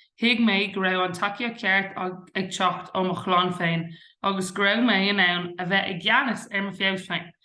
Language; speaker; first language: Irish; non-native, local second language; English